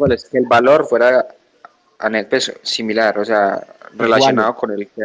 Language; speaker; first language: Spanish; native; Spanish